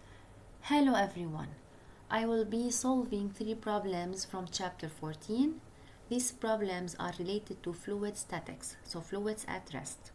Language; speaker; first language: English; non-native, local second language; Arabic